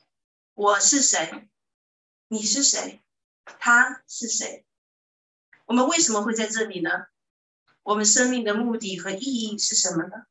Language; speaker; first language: Chinese; native; Chinese